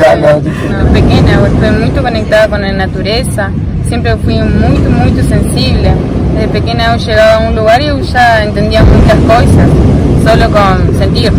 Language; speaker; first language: Portuguese; non-native, learner; Spanish